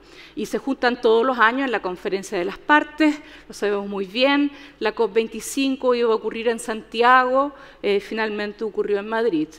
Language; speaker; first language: Spanish; native; Spanish